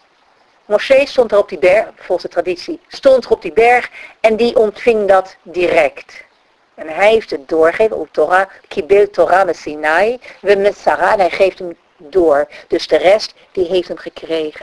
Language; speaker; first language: Dutch; native; Dutch